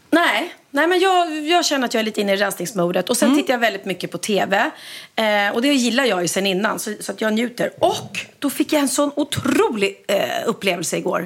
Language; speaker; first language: Swedish; native; Swedish